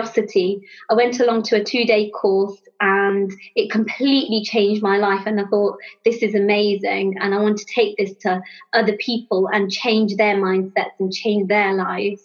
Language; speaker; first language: English; native; English